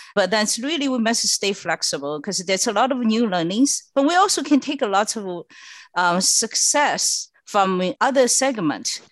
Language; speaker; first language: English; non-native, fluent; Chinese